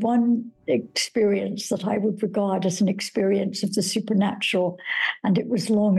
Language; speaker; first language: English; native; English